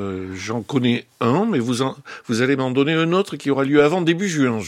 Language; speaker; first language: French; native; French